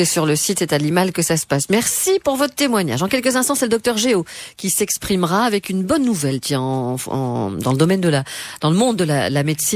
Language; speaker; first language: French; native; French